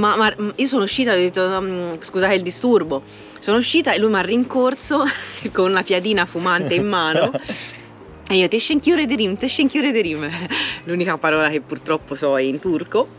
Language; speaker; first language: Italian; native; Italian